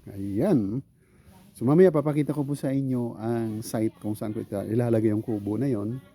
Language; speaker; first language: Filipino; non-native, local second language; Bikol